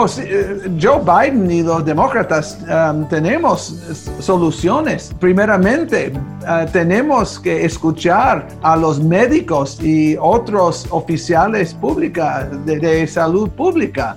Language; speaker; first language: Spanish; early bilingual, heritage; Spanish